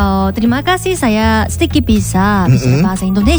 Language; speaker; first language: Indonesian; non-native, learner; Korean